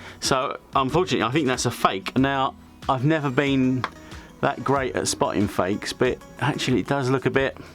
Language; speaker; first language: English; native; English